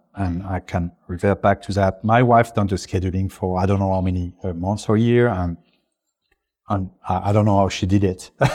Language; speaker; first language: English; non-native, fluent; French